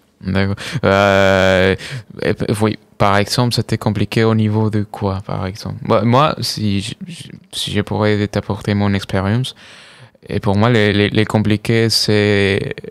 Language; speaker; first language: French; non-native, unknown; Spanish